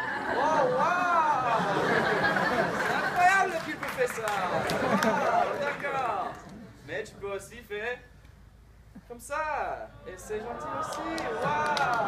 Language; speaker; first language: French; non-native, learner; English